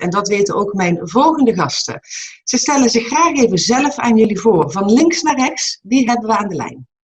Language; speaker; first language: Dutch; native; Dutch